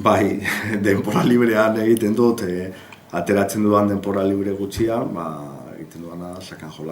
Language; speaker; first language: Basque; non-native, local second language; Spanish